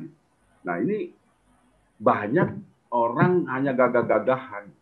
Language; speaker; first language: Malay; native; Malay